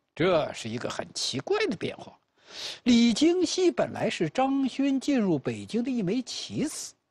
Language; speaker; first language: Chinese; native; Chinese